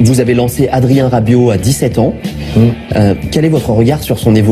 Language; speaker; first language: French; native; French